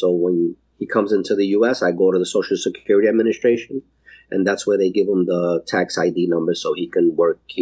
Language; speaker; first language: English; native; English